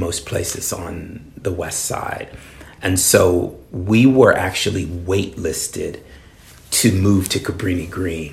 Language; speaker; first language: English; native; English